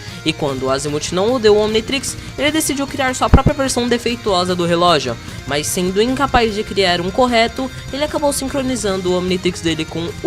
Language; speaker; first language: Portuguese; native; Portuguese